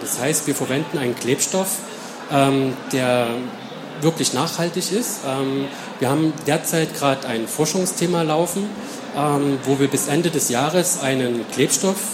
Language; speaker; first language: German; native; German